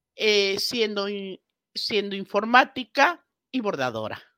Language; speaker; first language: Spanish; native; Spanish